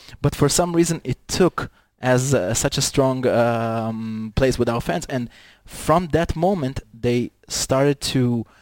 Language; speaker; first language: English; non-native, fluent; Hebrew